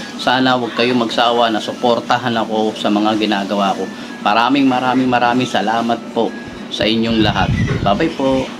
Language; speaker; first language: Filipino; native; Filipino